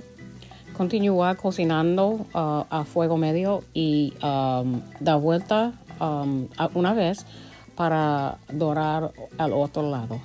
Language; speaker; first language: Spanish; early bilingual, heritage; English